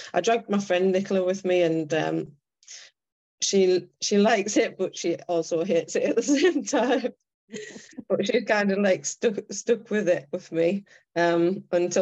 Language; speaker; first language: English; native; English